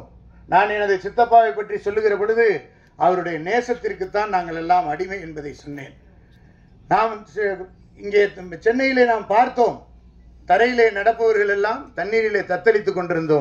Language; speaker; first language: Tamil; native; Tamil